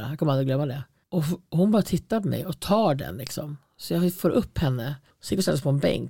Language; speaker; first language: Swedish; native; Swedish